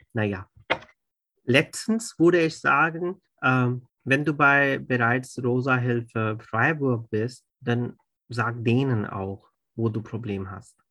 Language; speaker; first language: German; non-native, fluent; Urdu